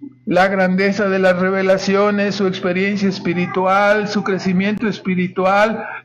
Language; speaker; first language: Spanish; native; Spanish